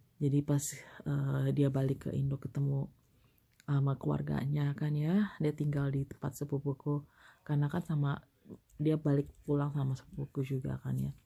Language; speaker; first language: Indonesian; native; Indonesian